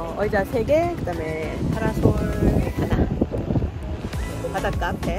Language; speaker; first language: Korean; native; Korean